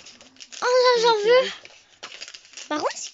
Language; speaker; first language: French; native; French